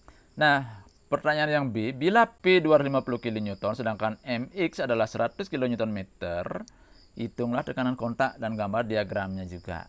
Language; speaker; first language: Indonesian; native; Indonesian